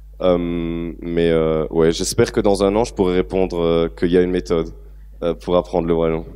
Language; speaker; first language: French; native; French